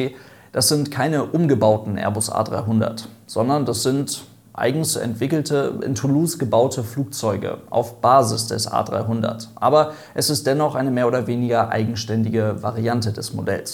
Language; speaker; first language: German; native; German